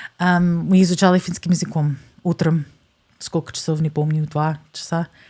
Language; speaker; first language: Russian; non-native, fluent; English